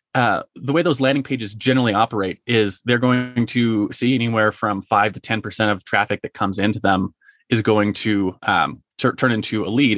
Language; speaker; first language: English; native; English